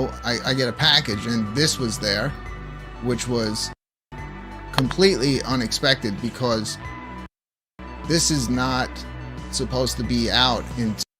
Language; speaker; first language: English; native; English